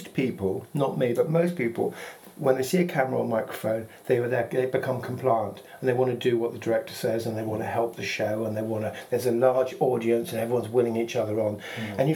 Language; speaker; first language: English; native; English